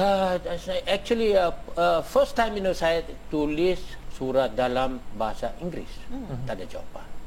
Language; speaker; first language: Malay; non-native, fluent; Korean